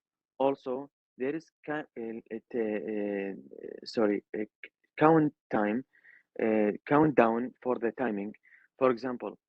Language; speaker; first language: English; non-native, learner; Arabic